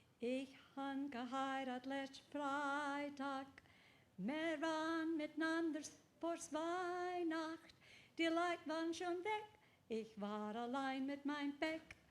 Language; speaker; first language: German; early bilingual, heritage; English